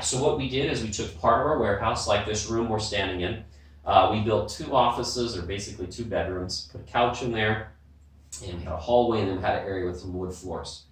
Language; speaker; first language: English; native; English